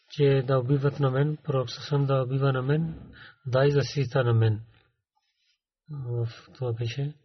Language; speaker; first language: Bulgarian; non-native, learner; Urdu